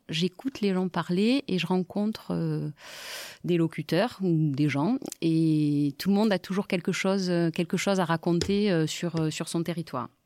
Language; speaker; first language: French; native; French